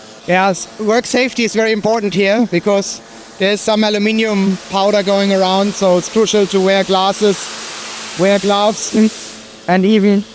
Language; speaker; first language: English; non-native, fluent; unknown